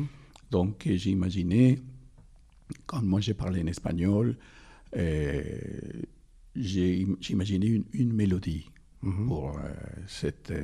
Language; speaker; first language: French; non-native, fluent; Spanish